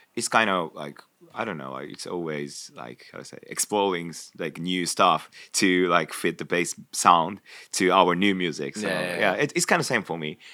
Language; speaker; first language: English; non-native, fluent; Japanese